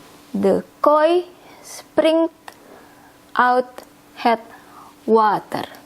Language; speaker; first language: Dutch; non-native, learner; Indonesian